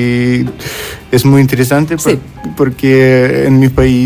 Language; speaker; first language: Spanish; non-native, learner; Russian